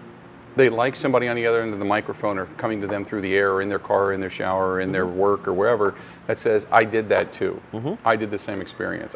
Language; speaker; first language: English; native; English